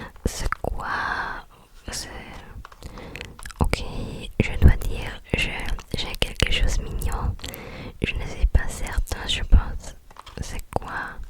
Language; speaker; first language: French; non-native, learner; English